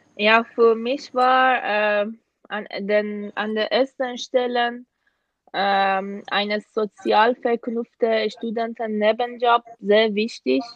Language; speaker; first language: German; non-native, fluent; Persian